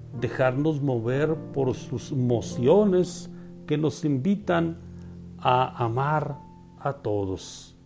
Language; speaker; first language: Spanish; native; Spanish